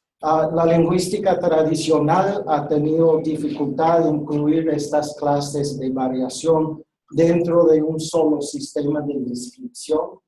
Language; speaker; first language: Spanish; non-native, fluent; English